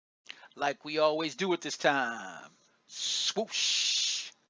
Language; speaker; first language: English; native; English